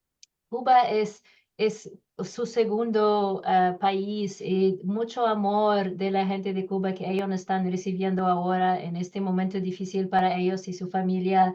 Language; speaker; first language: Spanish; non-native, learner; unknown